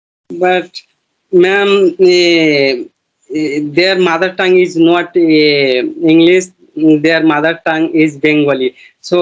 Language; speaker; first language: English; non-native, learner; Bangla